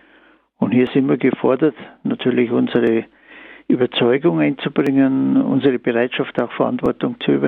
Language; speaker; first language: German; native; German